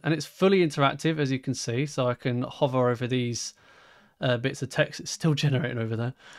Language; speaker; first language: English; native; English